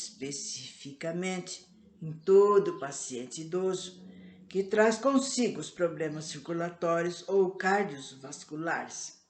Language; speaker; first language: Portuguese; native; Portuguese